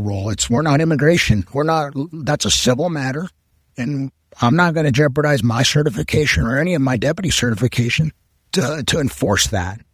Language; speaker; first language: English; non-native, local second language; Spanish